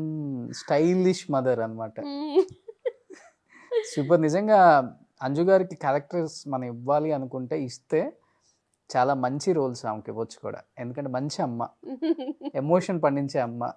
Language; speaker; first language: Telugu; native; Telugu